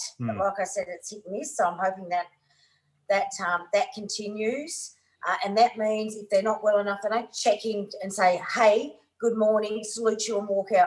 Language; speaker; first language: English; native; English